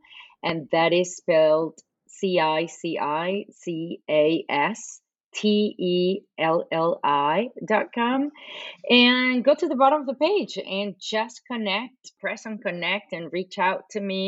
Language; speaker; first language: English; non-native, fluent; Spanish